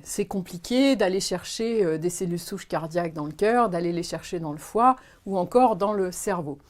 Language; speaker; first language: French; native; French